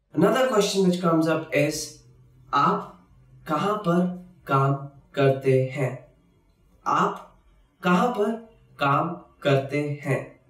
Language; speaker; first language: Hindi; native; Hindi